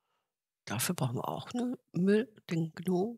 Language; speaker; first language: German; native; German